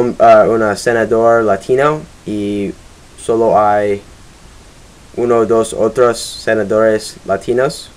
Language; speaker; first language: Spanish; non-native, learner; English